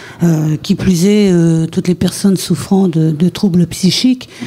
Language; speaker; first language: French; native; French